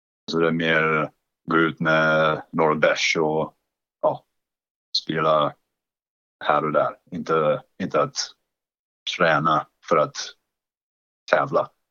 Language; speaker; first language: Swedish; non-native, fluent; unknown